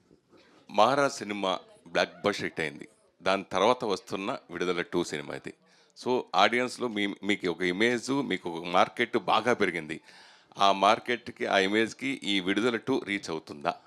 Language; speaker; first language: Telugu; native; Telugu